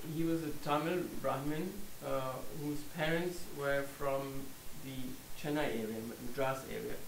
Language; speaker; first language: English; non-native, fluent; German